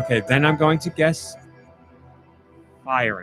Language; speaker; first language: English; native; English